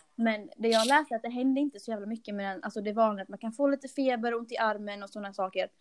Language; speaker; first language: Swedish; early bilingual, other home language; Portuguese